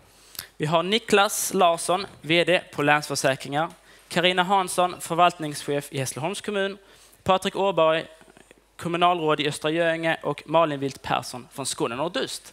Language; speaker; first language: Swedish; native; Swedish